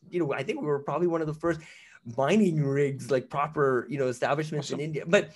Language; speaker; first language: English; native; English